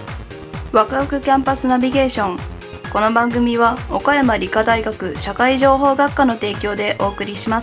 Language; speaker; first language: Japanese; native; Japanese